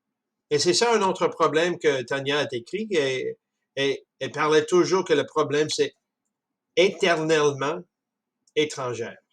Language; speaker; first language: French; non-native, fluent; English